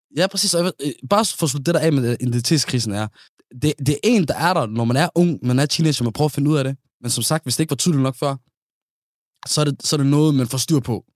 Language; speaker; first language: Danish; early bilingual, other home language; Somali